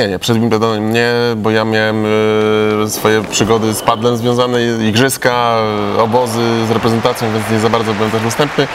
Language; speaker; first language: Polish; native; Polish